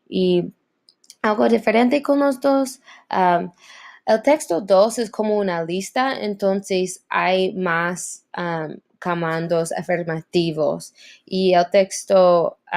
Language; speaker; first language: Spanish; non-native, learner; English